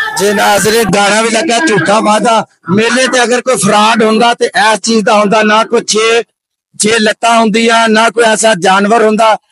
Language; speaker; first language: Punjabi; native; Punjabi